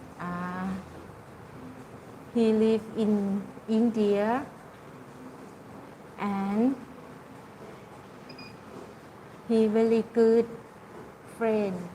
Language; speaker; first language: English; non-native, learner; Thai